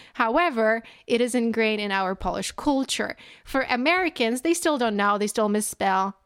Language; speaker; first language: English; non-native, fluent; Polish